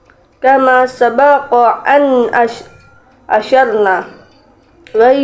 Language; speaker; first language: Arabic; non-native, learner; Indonesian